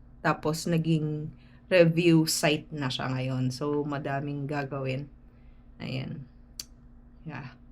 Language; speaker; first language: Filipino; native; Filipino